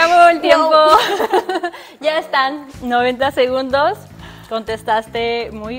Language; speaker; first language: Spanish; native; Spanish